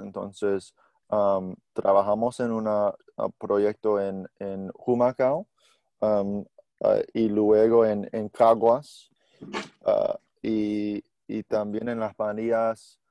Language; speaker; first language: Spanish; non-native, learner; English